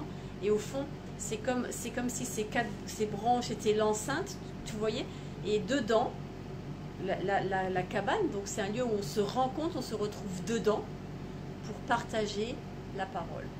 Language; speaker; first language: French; native; French